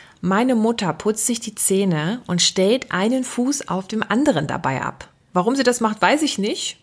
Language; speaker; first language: German; native; German